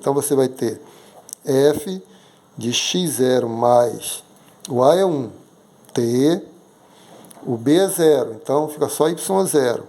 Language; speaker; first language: Portuguese; native; Portuguese